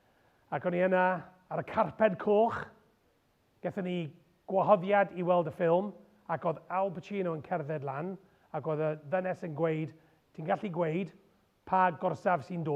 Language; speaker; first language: Welsh; non-native, local second language; English